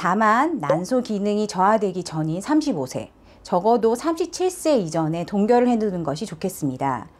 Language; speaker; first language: Korean; native; Korean